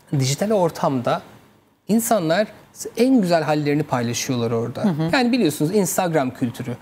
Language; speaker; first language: Turkish; native; Turkish